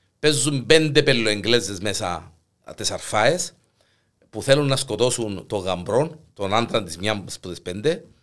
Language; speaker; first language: Greek; native; Greek